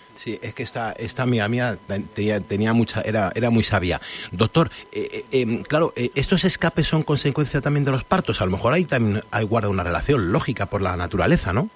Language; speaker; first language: Spanish; native; Spanish